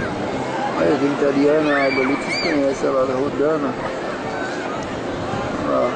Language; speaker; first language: Portuguese; native; Portuguese